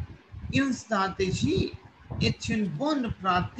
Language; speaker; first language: French; non-native, learner; Hindi